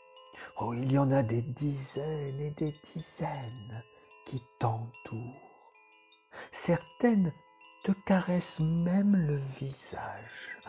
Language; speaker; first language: French; native; French